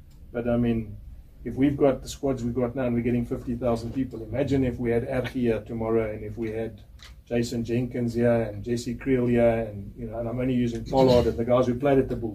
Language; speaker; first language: English; native; English